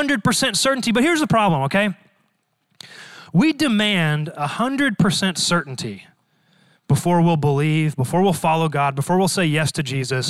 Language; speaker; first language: English; native; English